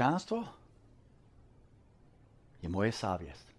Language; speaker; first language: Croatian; early bilingual, heritage; English